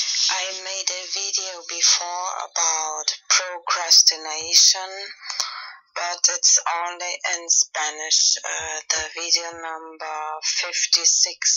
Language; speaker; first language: English; non-native, fluent; Spanish